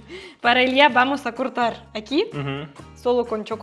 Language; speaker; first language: Spanish; non-native, fluent; Russian